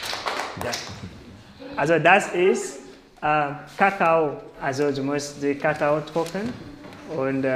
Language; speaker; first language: German; non-native, learner; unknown